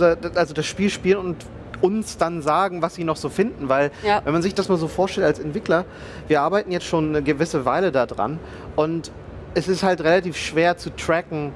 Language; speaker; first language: German; native; German